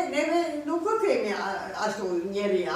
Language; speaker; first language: Albanian; early bilingual, heritage; Albanian